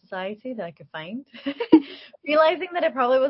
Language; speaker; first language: English; native; English